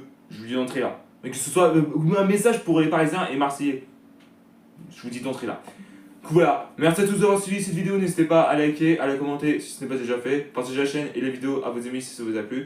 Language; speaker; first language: French; native; French